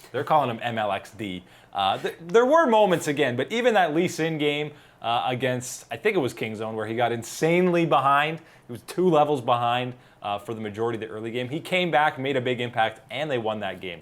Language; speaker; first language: English; native; English